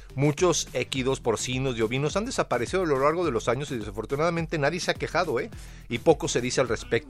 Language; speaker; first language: Spanish; native; Spanish